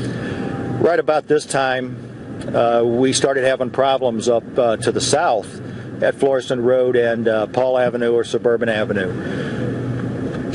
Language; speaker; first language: English; native; English